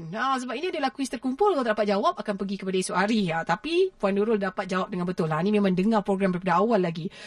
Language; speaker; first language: Malay; native; Malay